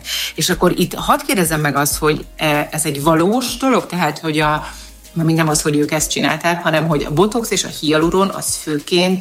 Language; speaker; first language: Hungarian; native; Hungarian